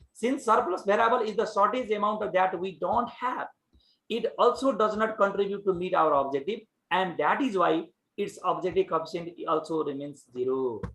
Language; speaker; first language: English; non-native, local second language; Nepali